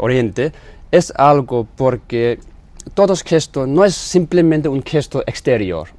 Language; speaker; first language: Spanish; non-native, learner; Tibetan